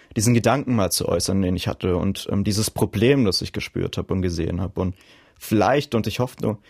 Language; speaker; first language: German; native; German